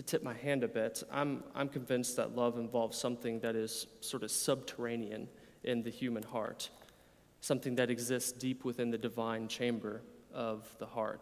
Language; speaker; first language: English; native; English